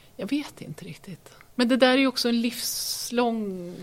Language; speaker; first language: Swedish; native; Swedish